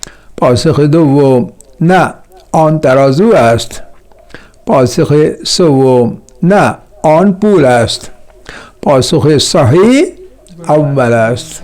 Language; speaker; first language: Persian; non-native, fluent; Urdu